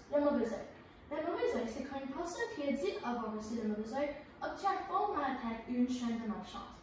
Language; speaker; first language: French; non-native, learner; English